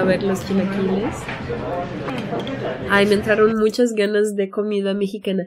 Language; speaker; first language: Spanish; non-native, fluent; Portuguese